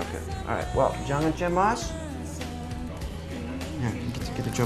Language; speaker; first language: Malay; non-native, fluent; English